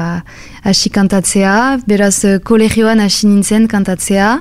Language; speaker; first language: Basque; non-native, local second language; French